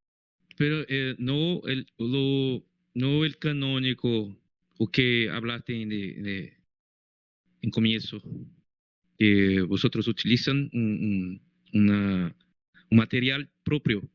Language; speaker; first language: Spanish; non-native, learner; Portuguese